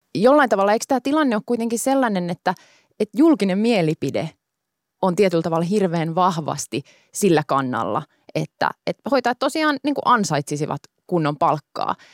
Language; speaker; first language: Finnish; native; Finnish